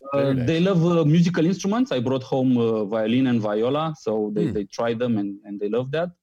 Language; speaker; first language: English; non-native, fluent; Romanian